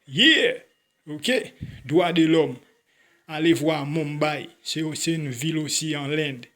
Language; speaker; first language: French; non-native, local second language; Haitian Creole